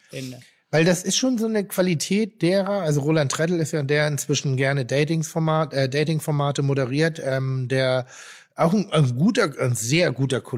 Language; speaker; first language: German; native; German